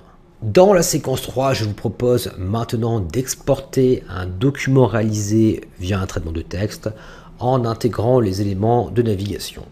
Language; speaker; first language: French; native; French